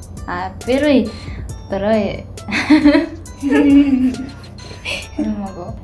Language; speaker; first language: Russian; non-native, learner; Mongolian